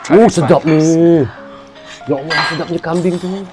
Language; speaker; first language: Malay; native; Malay